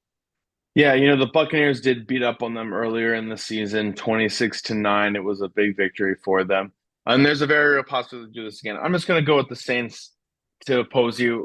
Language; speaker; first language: English; native; English